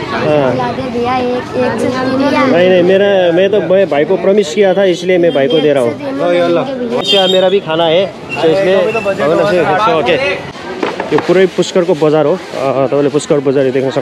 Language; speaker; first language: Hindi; non-native, learner; Nepali